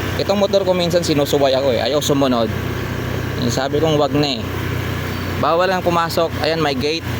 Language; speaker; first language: Filipino; non-native, local second language; Aklanon